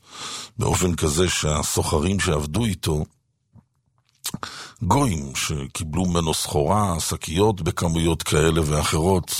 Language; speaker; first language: Hebrew; native; Hebrew